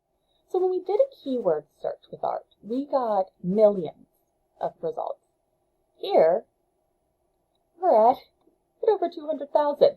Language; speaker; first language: English; native; English